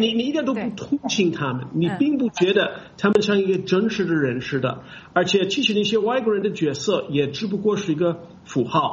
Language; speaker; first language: Chinese; non-native, fluent; English